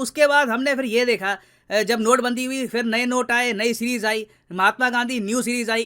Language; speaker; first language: Hindi; native; Hindi